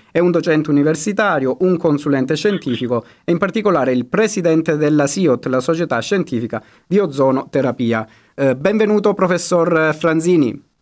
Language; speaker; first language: Italian; native; Italian